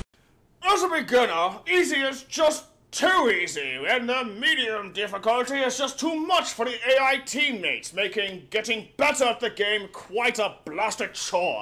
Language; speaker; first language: English; native; English